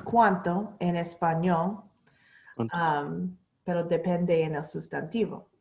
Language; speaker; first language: Spanish; non-native, fluent; English